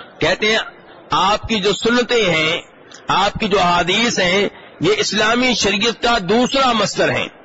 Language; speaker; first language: Urdu; native; Urdu